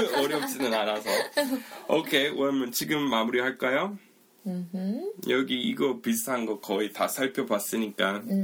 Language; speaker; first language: Korean; non-native, fluent; English